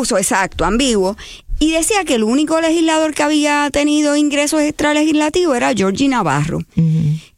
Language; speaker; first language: Spanish; native; Spanish